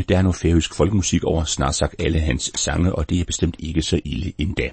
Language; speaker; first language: Danish; native; Danish